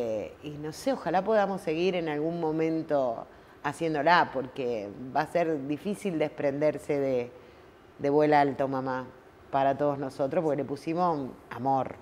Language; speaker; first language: Spanish; native; Spanish